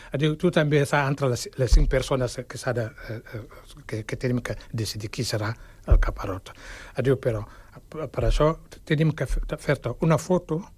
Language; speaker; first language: Catalan; non-native, fluent; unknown